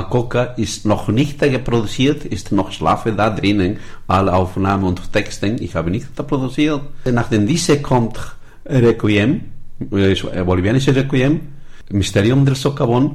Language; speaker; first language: German; non-native, learner; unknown